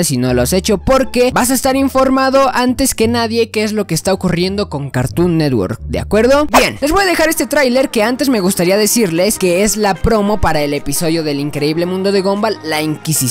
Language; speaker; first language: Spanish; native; Spanish